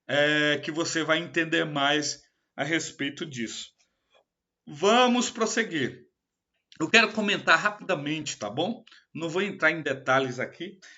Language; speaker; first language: Portuguese; native; Portuguese